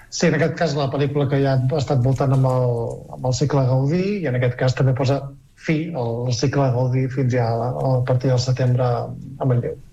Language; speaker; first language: Catalan; native; Catalan